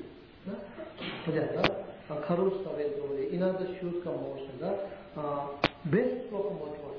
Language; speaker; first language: Russian; non-native, learner; Tibetan